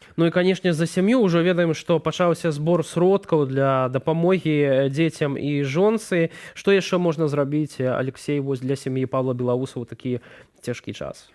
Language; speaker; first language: Belarusian; native; Belarusian